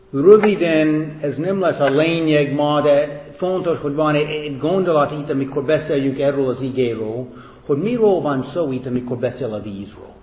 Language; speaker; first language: Hungarian; non-native, fluent; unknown